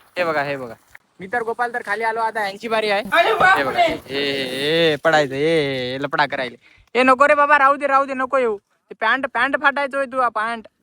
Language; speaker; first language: Marathi; non-native, local second language; Lambadi